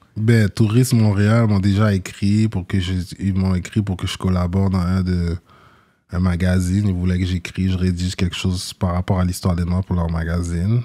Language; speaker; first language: French; early bilingual, other home language; Haitian Creole